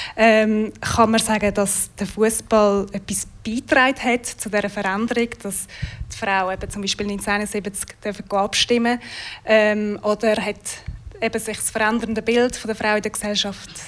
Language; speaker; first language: German; native; German